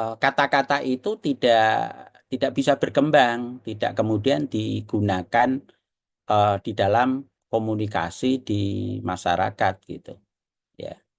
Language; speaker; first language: Indonesian; non-native, local second language; Javanese